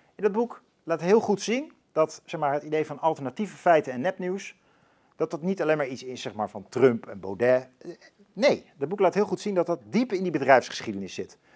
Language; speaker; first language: Dutch; native; Dutch